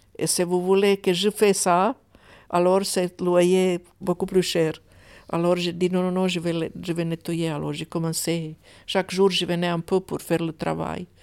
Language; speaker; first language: French; non-native, fluent; Croatian